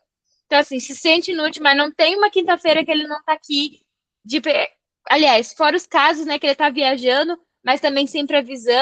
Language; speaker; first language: Portuguese; native; Portuguese